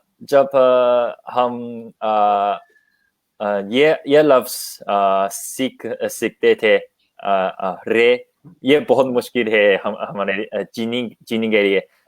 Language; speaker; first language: Hindi; non-native, learner; Chinese